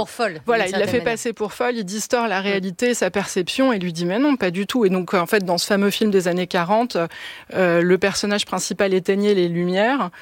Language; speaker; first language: French; native; French